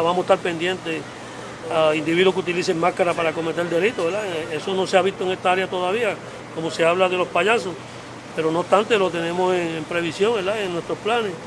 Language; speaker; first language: Spanish; native; Spanish